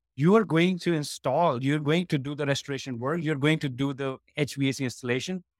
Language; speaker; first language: English; non-native, local second language; Hindi